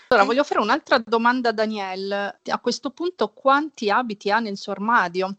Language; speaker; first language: Italian; native; Italian